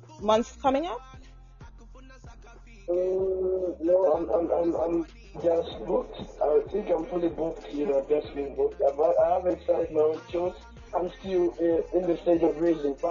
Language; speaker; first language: English; non-native, local second language; Nyanja